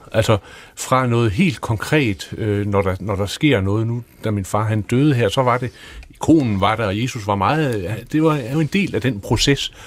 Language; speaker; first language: Danish; native; Danish